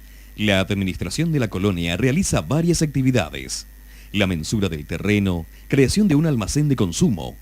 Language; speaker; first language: Spanish; native; Spanish